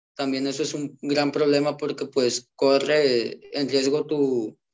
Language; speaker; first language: Spanish; native; Spanish